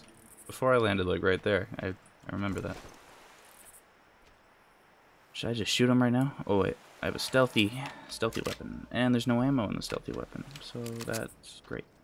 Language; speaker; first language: English; native; English